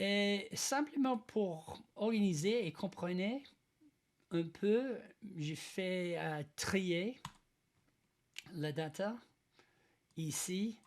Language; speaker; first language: French; non-native, learner; English